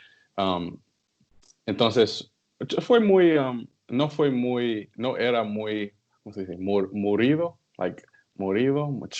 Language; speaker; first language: Spanish; non-native, learner; English